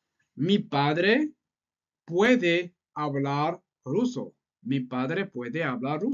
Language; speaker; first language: Spanish; non-native, fluent; French